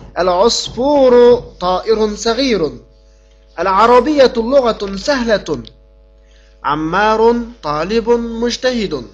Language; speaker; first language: Arabic; non-native, fluent; Uyghur